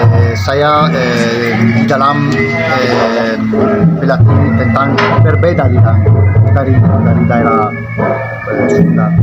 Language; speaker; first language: Indonesian; non-native, learner; Italian